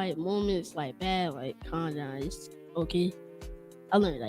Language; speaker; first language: English; native; English